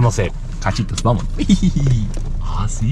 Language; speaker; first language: Spanish; non-native, learner; Japanese